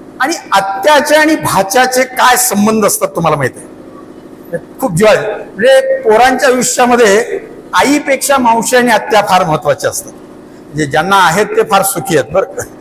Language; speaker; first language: Marathi; non-native, local second language; Kannada